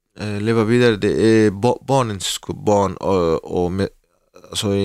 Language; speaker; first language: Swedish; non-native, learner; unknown